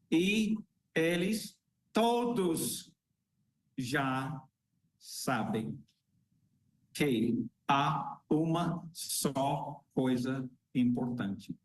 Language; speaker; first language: Portuguese; non-native, fluent; English